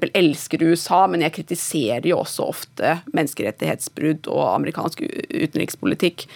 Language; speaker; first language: Norwegian; native; Norwegian